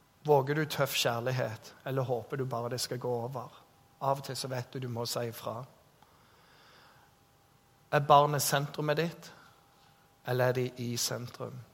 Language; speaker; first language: Norwegian; native; Norwegian